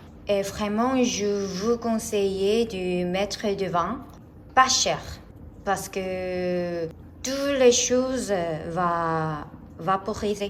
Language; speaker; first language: French; non-native, learner; Korean